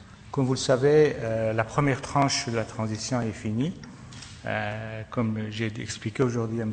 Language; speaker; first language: French; non-native, fluent; Persian